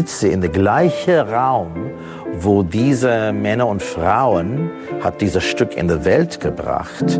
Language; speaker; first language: German; non-native, fluent; English